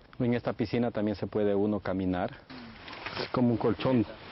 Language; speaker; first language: Spanish; native; Spanish